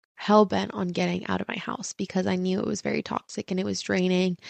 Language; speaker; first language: English; early bilingual, other home language; Spanish